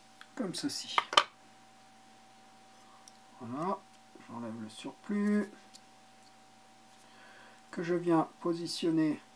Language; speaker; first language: French; native; French